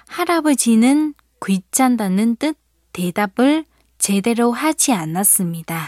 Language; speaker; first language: Korean; non-native, fluent; Vietnamese